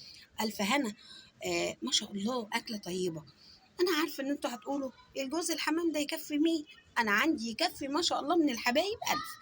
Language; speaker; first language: Arabic; native; Arabic